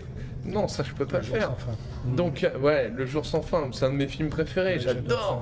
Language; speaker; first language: French; native; French